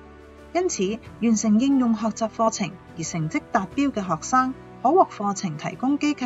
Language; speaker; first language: Chinese; non-native, local second language; Cantonese